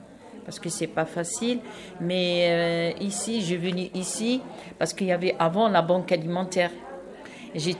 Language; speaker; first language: French; non-native, fluent; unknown